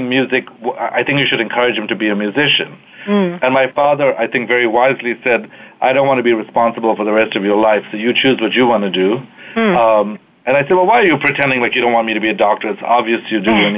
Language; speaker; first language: English; native; English